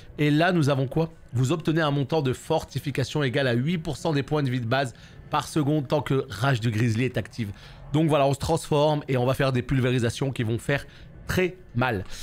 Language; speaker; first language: French; native; French